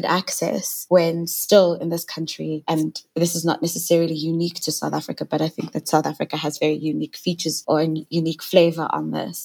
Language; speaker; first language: English; non-native, local second language; Southern Sotho